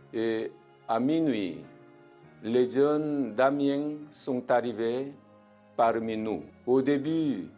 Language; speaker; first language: French; non-native, fluent; Korean